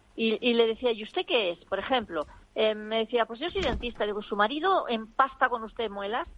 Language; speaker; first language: Spanish; native; Spanish